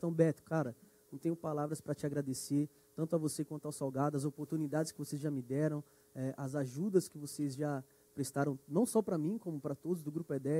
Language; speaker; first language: Portuguese; native; Portuguese